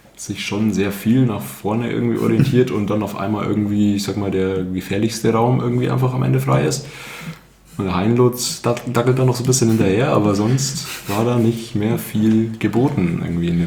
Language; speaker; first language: German; native; German